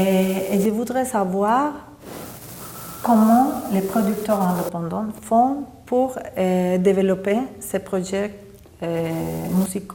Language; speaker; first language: French; non-native, fluent; Spanish